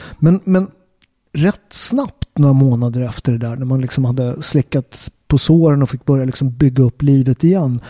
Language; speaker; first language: Swedish; early bilingual, other home language; Italian